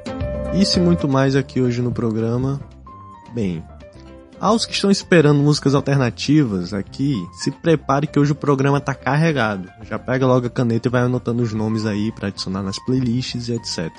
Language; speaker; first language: Portuguese; native; Portuguese